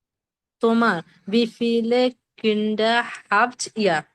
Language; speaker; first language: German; non-native, learner; Bangla